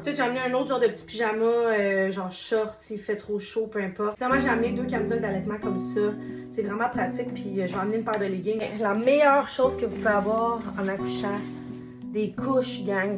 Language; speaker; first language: French; native; French